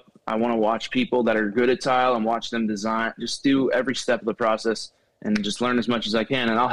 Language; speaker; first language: English; native; English